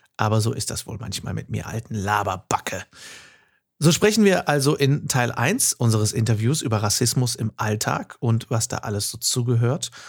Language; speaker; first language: German; native; German